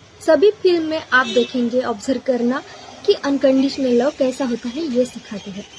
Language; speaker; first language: Hindi; non-native, local second language; Marathi